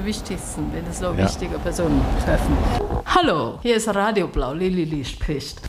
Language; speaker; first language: German; non-native, learner; Chinese